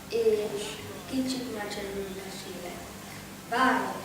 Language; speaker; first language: Hungarian; non-native, learner; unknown